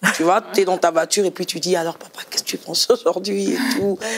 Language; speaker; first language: French; non-native, local second language; Lingala